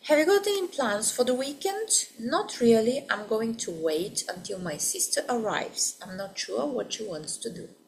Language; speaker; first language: English; non-native, fluent; Bulgarian